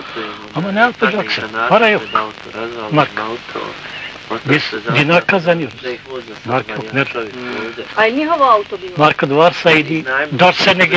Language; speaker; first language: Turkish; non-native, learner; Bosnian